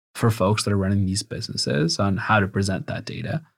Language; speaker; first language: English; early bilingual, other home language; Spanish